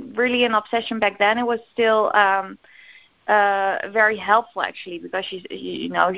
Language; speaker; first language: English; non-native, fluent; Dutch